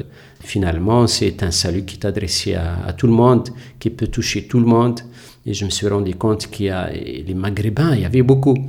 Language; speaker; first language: French; non-native, local second language; Arabic